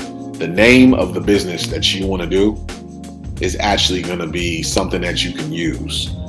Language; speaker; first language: English; native; English